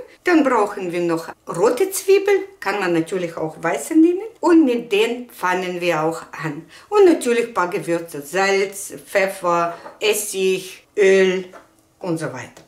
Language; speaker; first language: German; non-native, fluent; Russian